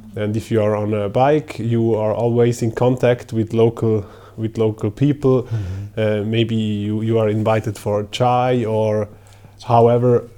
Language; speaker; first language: English; non-native, fluent; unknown